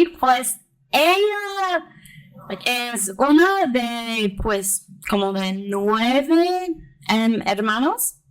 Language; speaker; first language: Spanish; early bilingual, heritage; Spanish